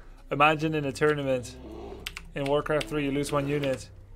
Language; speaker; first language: English; non-native, fluent; Dutch